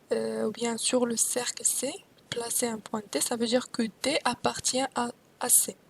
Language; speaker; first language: French; non-native, local second language; Arabic